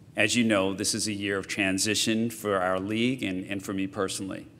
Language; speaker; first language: English; native; English